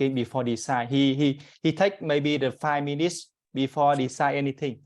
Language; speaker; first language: English; non-native, learner; Vietnamese